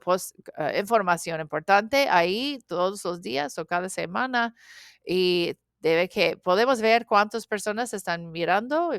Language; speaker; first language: Spanish; non-native, learner; English